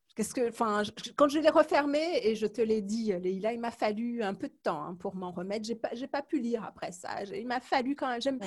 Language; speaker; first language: French; native; French